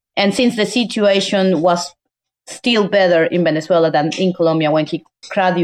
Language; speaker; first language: English; non-native, fluent; Spanish